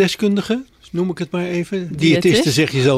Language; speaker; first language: Dutch; native; Dutch